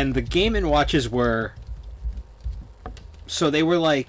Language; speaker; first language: English; native; English